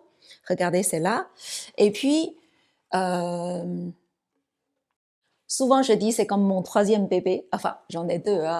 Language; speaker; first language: French; non-native, fluent; Chinese